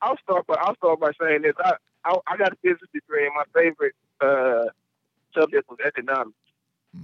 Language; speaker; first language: English; native; English